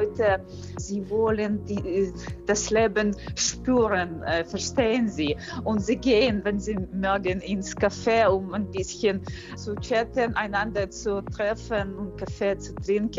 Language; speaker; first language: German; non-native, fluent; Ukrainian